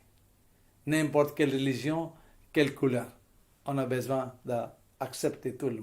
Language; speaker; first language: French; non-native, fluent; Hindi